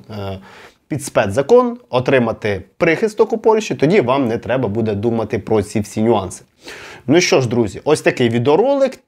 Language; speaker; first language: Ukrainian; non-native, local second language; Russian